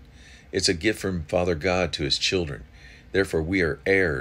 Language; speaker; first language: English; native; English